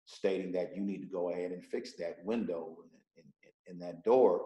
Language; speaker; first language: English; native; English